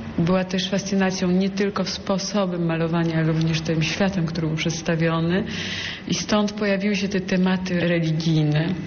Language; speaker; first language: Polish; early bilingual, heritage; Polish